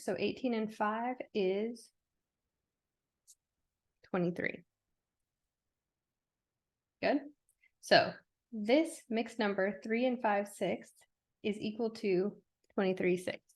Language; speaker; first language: English; native; English